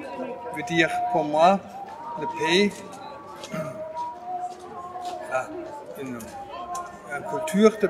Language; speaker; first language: French; non-native, fluent; German